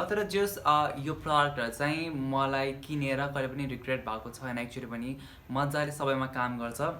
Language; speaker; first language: Nepali; native; Nepali